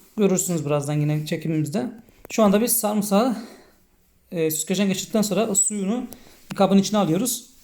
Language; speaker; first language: Turkish; native; Turkish